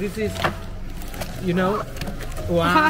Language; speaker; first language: English; non-native, fluent; Vietnamese